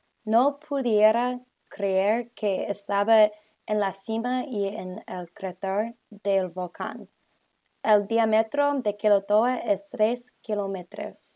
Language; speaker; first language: Spanish; non-native, learner; English